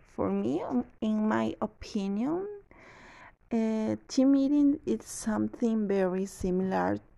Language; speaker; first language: English; non-native, learner; Spanish